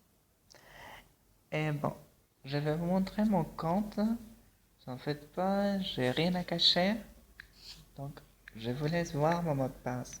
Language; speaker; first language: French; non-native, fluent; Spanish